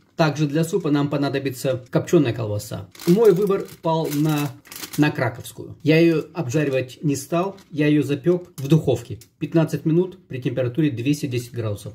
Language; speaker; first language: Russian; native; Russian